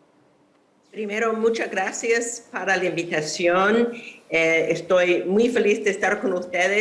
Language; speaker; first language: Spanish; non-native, fluent; English